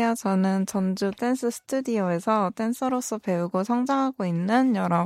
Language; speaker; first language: Korean; native; Korean